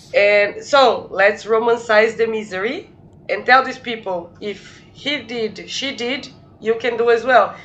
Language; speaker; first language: English; non-native, fluent; Portuguese